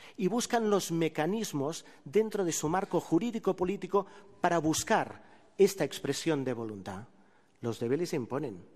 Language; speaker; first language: Spanish; non-native, local second language; Catalan